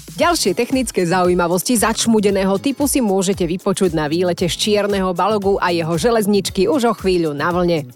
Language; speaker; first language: Slovak; native; Slovak